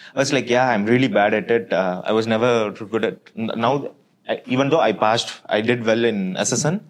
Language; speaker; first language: English; non-native, local second language; Tamil